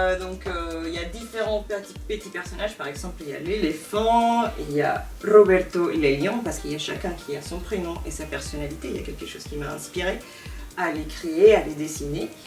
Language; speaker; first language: French; non-native, fluent; Spanish